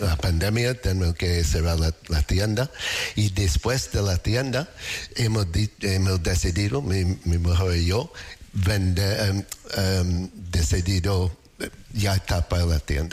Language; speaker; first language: Spanish; non-native, learner; English